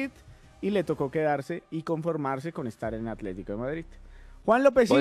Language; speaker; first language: Spanish; native; Spanish